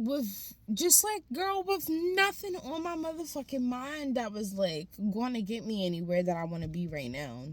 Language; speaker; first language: English; native; English